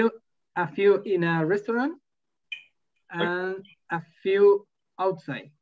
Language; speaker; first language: English; non-native, learner; Spanish